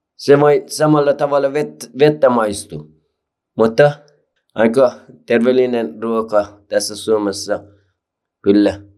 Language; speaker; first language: Finnish; non-native, learner; Persian